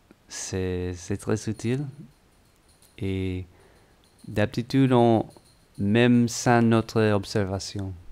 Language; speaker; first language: French; non-native, learner; English